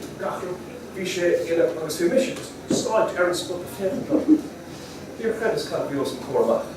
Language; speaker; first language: Irish; non-native, local second language; English